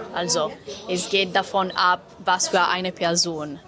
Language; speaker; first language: German; non-native, fluent; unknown